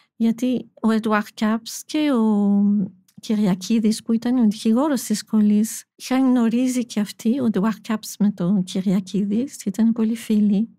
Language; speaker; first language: Greek; non-native, fluent; French